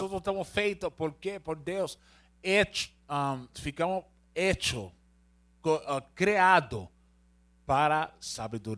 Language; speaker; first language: Portuguese; non-native, learner; Spanish